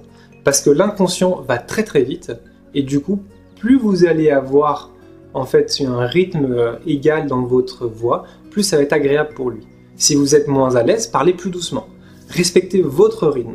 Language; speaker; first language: French; native; French